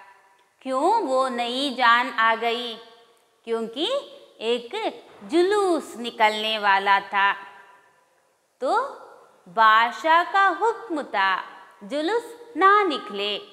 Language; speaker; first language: Hindi; non-native, local second language; Kannada